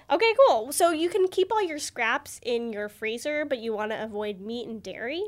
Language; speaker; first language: English; native; English